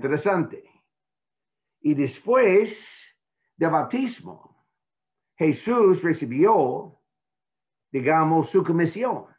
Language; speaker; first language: Spanish; non-native, fluent; English